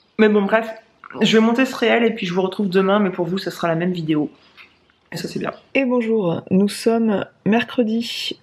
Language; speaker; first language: French; native; French